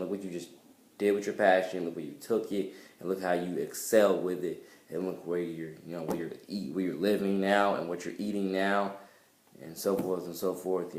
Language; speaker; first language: English; native; English